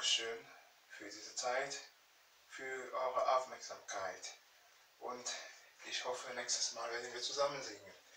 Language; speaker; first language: German; non-native, fluent; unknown